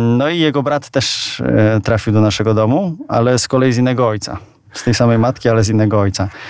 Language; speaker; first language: Polish; native; Polish